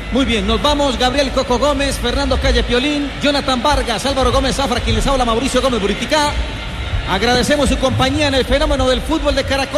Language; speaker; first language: Spanish; native; Spanish